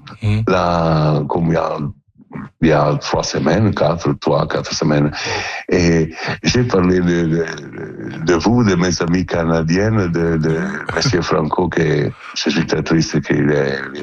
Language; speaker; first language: French; non-native, fluent; Italian